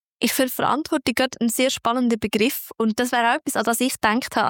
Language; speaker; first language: German; native; German